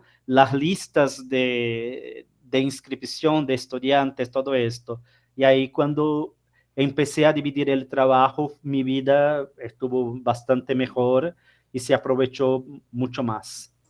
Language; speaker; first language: Spanish; non-native, fluent; Portuguese